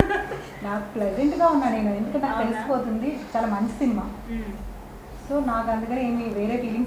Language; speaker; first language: Telugu; native; Telugu